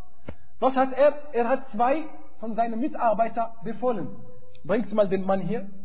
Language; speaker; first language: German; non-native, fluent; Arabic